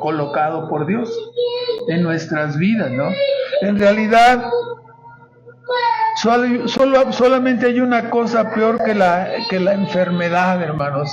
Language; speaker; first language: Spanish; native; Spanish